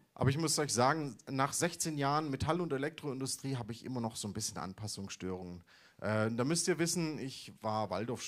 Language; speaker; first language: German; native; German